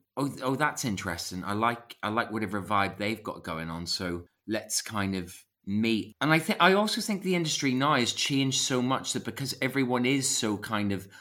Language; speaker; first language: English; native; English